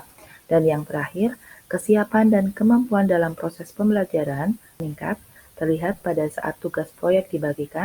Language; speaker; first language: Indonesian; native; Indonesian